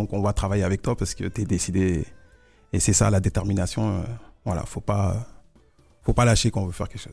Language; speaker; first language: French; early bilingual, other home language; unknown